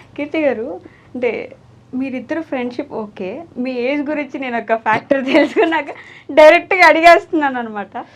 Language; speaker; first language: Telugu; native; Telugu